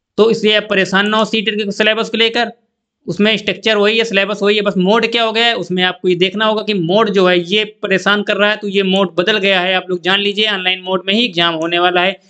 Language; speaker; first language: Hindi; native; Hindi